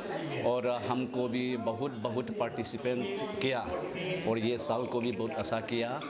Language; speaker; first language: Hindi; non-native, local second language; Manipuri